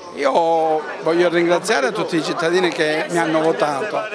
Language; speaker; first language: Italian; native; Italian